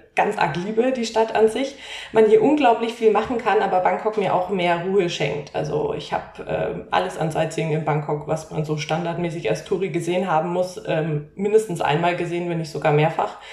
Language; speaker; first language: German; native; German